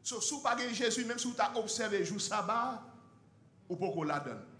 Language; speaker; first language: French; non-native, learner; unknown